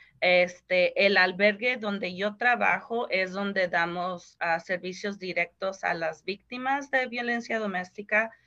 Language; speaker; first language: Spanish; early bilingual, heritage; Spanish